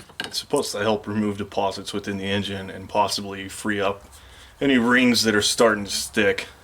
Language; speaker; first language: English; native; English